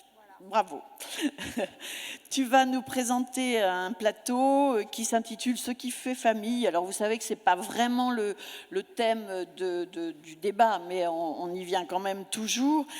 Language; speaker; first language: French; native; French